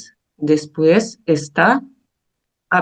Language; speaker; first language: Spanish; non-native, learner; Russian